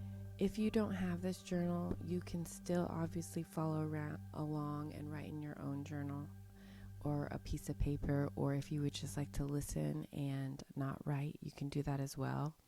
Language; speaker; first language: English; native; English